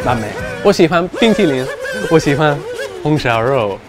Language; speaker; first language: Chinese; non-native, fluent; English